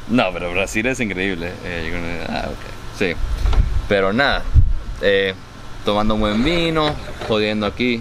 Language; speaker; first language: Spanish; early bilingual, heritage; Spanish